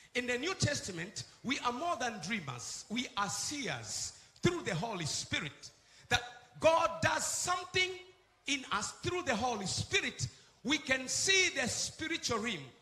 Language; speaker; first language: English; non-native, local second language; Swahili